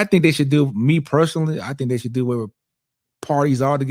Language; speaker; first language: English; native; English